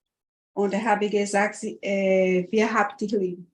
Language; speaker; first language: German; non-native, learner; Portuguese